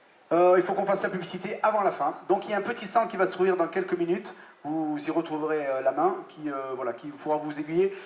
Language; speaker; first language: French; native; French